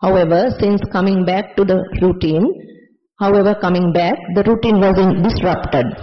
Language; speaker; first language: English; non-native, local second language; Sinhala